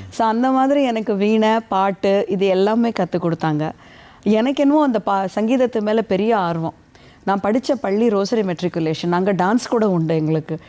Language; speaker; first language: Tamil; native; Tamil